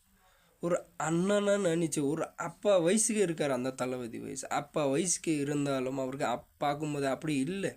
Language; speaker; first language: Tamil; non-native, fluent; Nepali